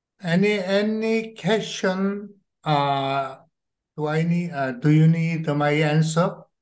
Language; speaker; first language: English; non-native, learner; Korean